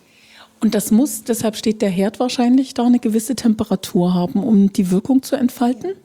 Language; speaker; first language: German; native; German